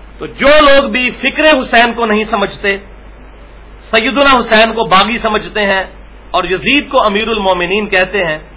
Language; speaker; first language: Urdu; non-native, local second language; Punjabi